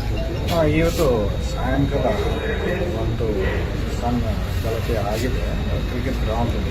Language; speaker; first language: Kannada; non-native, fluent; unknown